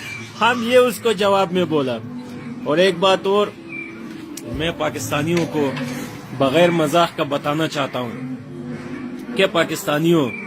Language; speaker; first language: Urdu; non-native, fluent; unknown